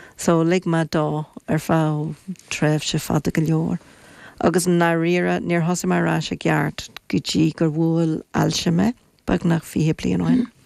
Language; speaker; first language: Irish; non-native, local second language; English